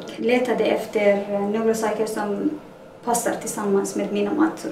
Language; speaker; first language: Swedish; non-native, learner; Persian